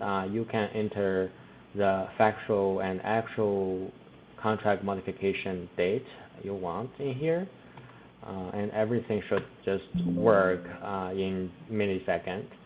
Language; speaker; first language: English; non-native, fluent; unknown